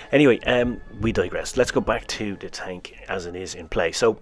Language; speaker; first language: English; native; English